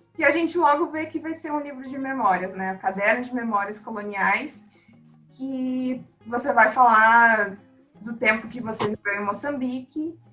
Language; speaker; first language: Portuguese; native; Portuguese